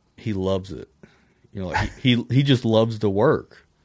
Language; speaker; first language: English; native; English